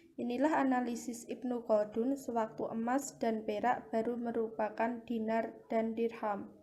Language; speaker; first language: Indonesian; native; Indonesian